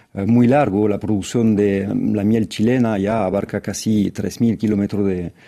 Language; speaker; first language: Spanish; non-native, fluent; French